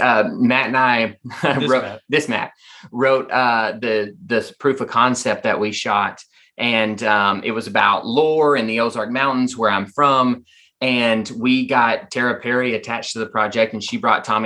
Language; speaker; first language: English; native; English